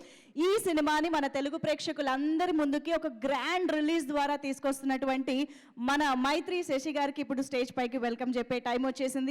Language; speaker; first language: Telugu; native; Telugu